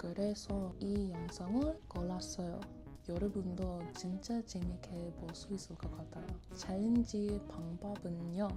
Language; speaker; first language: Korean; non-native, learner; English